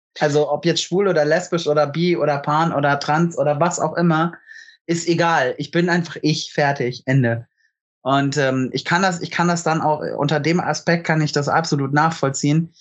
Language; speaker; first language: German; native; German